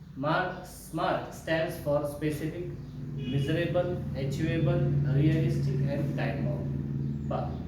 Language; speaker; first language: English; non-native, local second language; Marathi